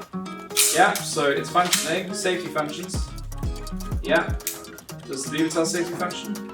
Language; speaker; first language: English; native; English